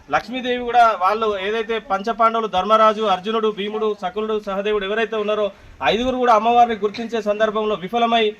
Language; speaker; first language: Telugu; native; Telugu